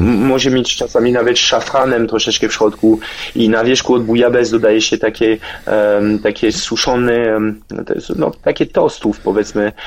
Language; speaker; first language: Polish; non-native, fluent; French